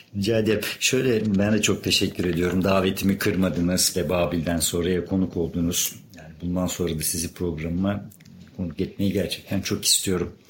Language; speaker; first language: Turkish; native; Turkish